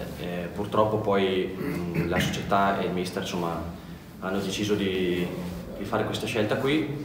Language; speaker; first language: Italian; native; Italian